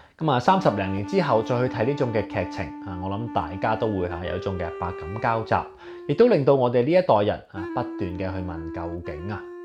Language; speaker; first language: Cantonese; native; Cantonese